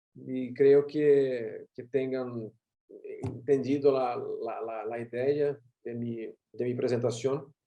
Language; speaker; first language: Spanish; non-native, learner; Portuguese